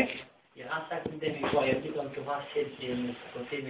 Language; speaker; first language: Danish; non-native, fluent; Arabic